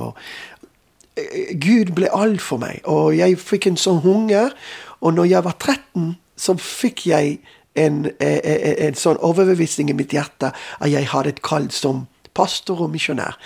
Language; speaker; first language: Norwegian; non-native, fluent; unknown